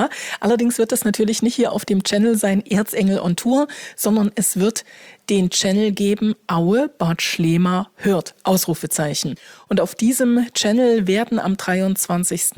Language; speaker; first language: German; native; German